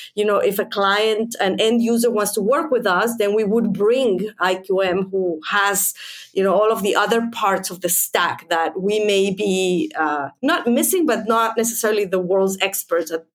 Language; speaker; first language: English; non-native, fluent; Spanish